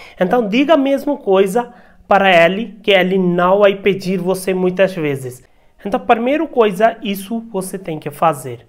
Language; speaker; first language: Portuguese; non-native, learner; Hindi